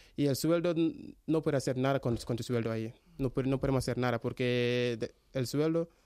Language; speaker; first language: Spanish; non-native, learner; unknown